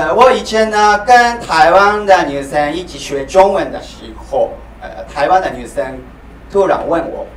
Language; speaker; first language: Chinese; non-native, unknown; Japanese